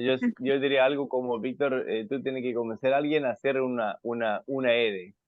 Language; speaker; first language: Spanish; non-native, fluent; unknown